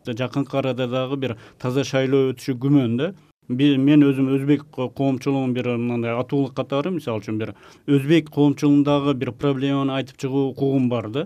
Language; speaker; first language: Kyrgyz; non-native, local second language; Uzbek